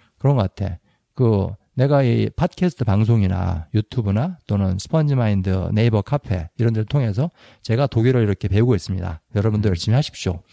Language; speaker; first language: Korean; native; Korean